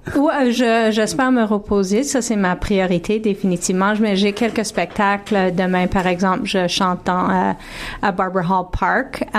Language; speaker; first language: French; native; French